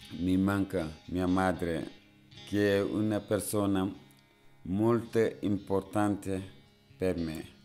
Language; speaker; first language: Italian; non-native, fluent; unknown